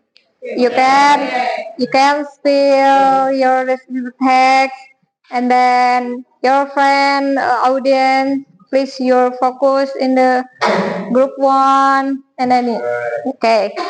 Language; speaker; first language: English; non-native, learner; Indonesian